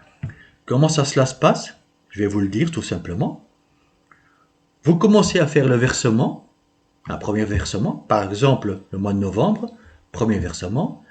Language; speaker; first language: French; native; French